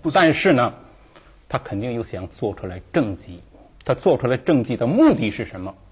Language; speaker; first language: Chinese; native; Chinese